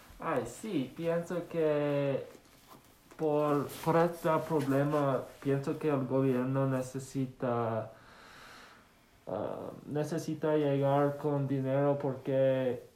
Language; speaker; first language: Spanish; non-native, learner; English